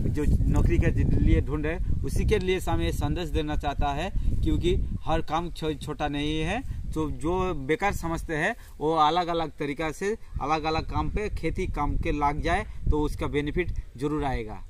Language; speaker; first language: Hindi; non-native, local second language; Bangla